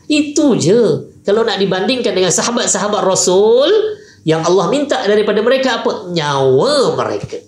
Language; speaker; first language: Malay; native; Malay